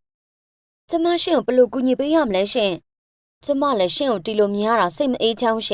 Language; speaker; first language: Burmese; native; Burmese